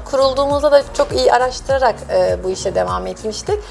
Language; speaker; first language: Turkish; native; Turkish